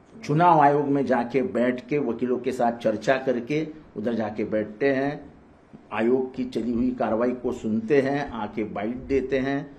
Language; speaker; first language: Hindi; non-native, local second language; Marathi